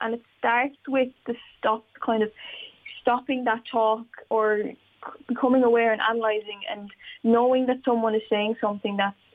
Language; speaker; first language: English; native; English